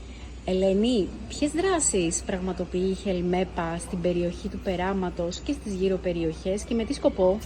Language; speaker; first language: Greek; native; Greek